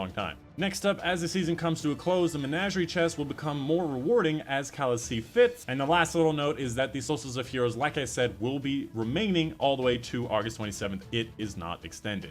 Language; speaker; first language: English; native; English